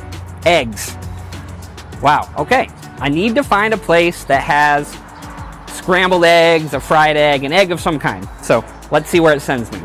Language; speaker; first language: English; native; English